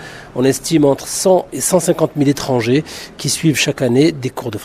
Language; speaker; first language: French; native; French